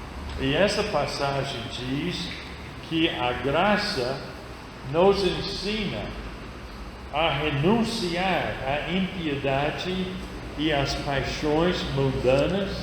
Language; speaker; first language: Portuguese; non-native, fluent; English